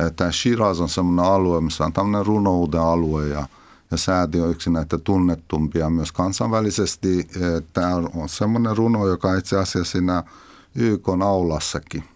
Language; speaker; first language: Finnish; non-native, fluent; Persian